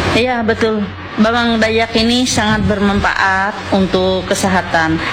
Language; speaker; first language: Indonesian; non-native, local second language; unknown